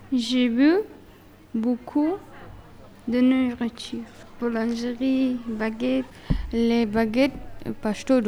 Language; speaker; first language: French; non-native, learner; Pashto